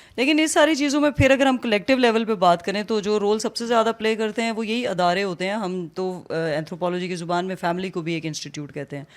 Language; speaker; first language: Urdu; non-native, local second language; Pahari-Potwari